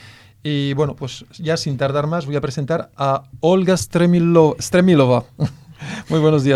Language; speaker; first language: Spanish; native; Spanish